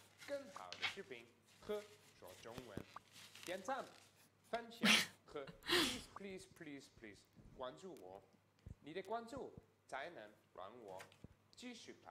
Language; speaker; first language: Chinese; non-native, fluent; German